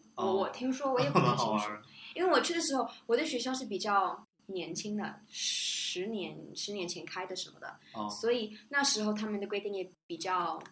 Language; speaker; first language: Chinese; early bilingual, other home language; English